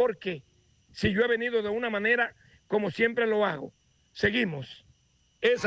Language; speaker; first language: Spanish; native; Spanish